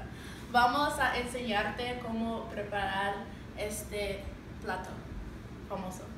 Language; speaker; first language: Spanish; non-native, learner; English